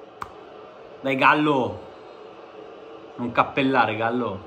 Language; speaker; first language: Italian; native; Italian